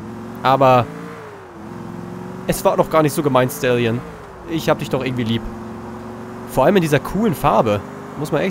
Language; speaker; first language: German; native; German